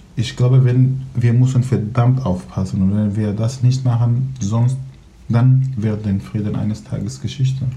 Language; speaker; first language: German; non-native, fluent; Kurdish